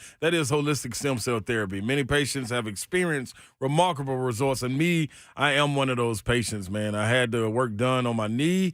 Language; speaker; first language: English; native; English